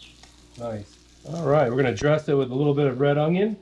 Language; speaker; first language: English; native; English